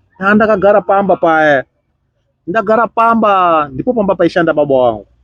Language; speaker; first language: Shona; non-native, local second language; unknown